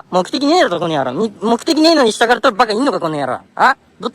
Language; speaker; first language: Japanese; native; Japanese